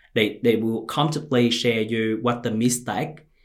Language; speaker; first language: English; non-native, fluent; Vietnamese